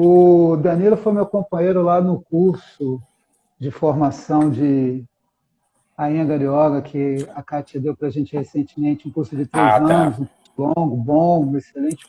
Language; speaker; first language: Portuguese; native; Portuguese